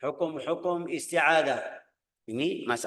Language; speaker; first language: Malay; non-native, fluent; Arabic